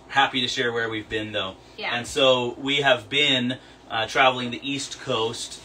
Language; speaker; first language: English; native; English